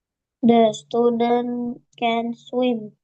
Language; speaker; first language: English; non-native, learner; Indonesian